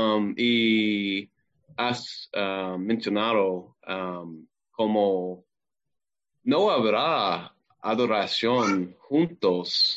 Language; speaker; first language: Spanish; non-native, learner; English